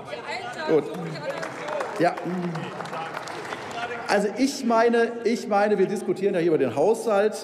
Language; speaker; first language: German; native; German